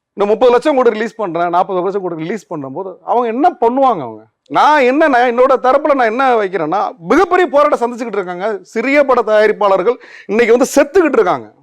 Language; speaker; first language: Tamil; native; Tamil